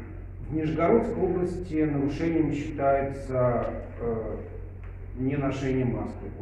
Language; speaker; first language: Russian; native; Russian